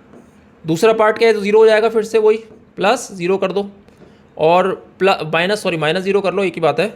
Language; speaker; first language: Hindi; native; Hindi